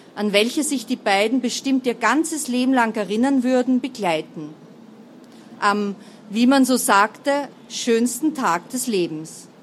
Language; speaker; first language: German; native; German